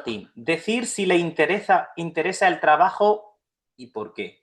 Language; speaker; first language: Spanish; non-native, fluent; Urdu